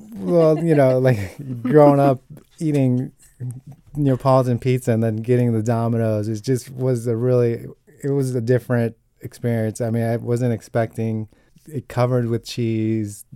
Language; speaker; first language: English; non-native, fluent; Italian